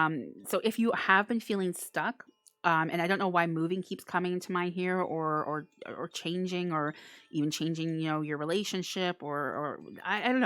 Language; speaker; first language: English; native; English